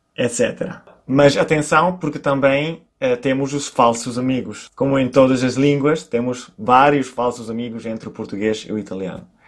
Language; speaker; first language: Portuguese; non-native, fluent; Italian